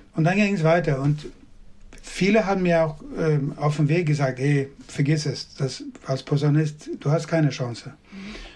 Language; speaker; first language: German; non-native, fluent; Swedish